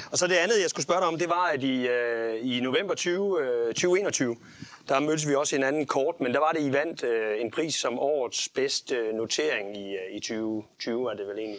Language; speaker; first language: Danish; native; Danish